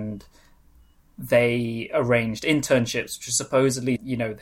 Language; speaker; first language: English; non-native, local second language; Welsh